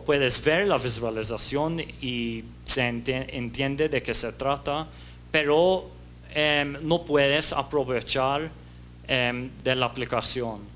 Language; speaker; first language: Spanish; non-native, fluent; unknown